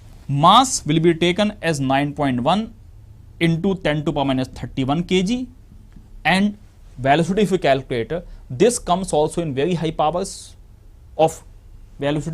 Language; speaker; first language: English; non-native, local second language; Hindi